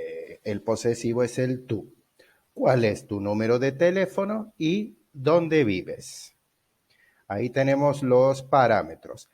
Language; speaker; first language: Spanish; non-native, fluent; Portuguese